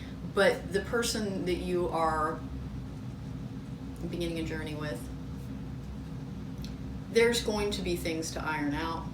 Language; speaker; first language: English; native; English